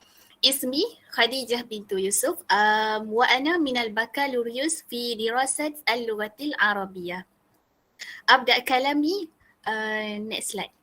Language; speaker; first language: Arabic; non-native, learner; Malay